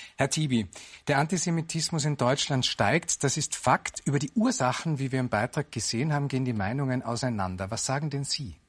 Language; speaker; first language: German; native; German